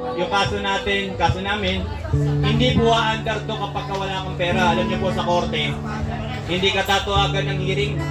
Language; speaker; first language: Filipino; native; Filipino